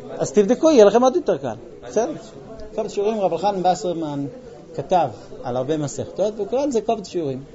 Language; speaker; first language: Hebrew; non-native, fluent; English